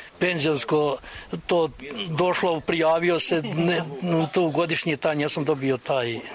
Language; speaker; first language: Croatian; native; Croatian